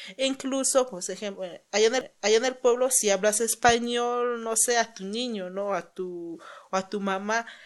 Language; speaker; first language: Spanish; non-native, local second language; Zapotec